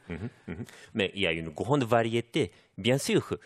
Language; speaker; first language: French; non-native, fluent; Japanese